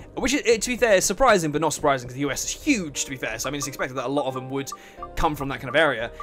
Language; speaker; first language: English; native; English